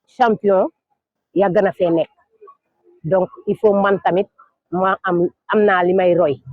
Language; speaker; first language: Wolof; non-native, local second language; Jola-Fonyi